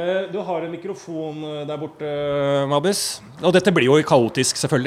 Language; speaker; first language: Norwegian; native; Norwegian